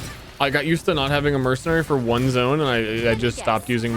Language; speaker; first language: English; native; English